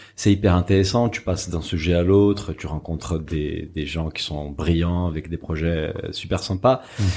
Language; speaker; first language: French; non-native, fluent; Portuguese